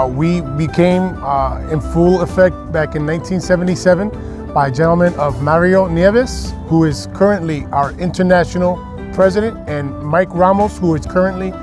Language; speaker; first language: English; early bilingual, other home language; Spanish